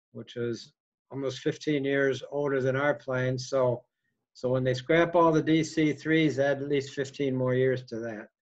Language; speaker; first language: English; native; English